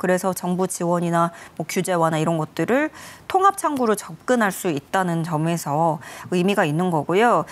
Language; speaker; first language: Korean; native; Korean